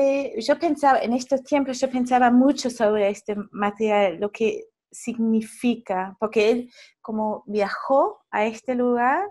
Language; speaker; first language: Spanish; non-native, fluent; German